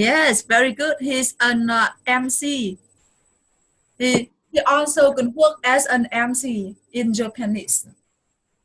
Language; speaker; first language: English; non-native, fluent; Vietnamese